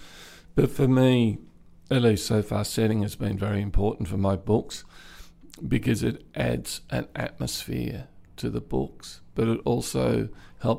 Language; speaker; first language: English; native; English